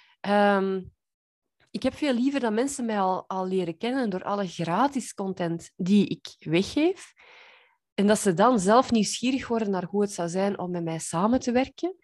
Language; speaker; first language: Dutch; native; Dutch